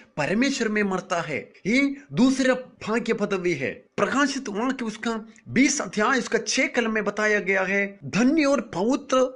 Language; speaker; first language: Hindi; non-native, local second language; Malayalam